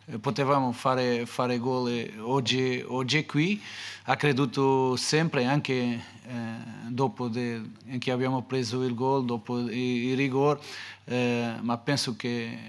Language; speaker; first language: Italian; non-native, fluent; Portuguese